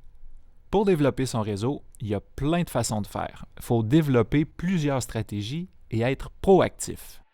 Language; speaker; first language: French; native; French